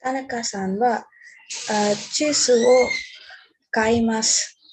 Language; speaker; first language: Japanese; non-native, learner; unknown